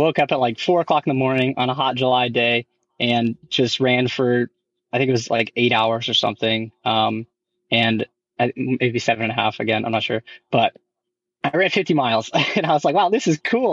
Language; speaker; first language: English; native; English